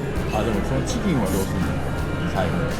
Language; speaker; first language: Japanese; native; Japanese